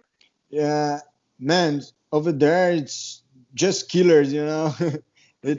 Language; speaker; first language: English; non-native, learner; Portuguese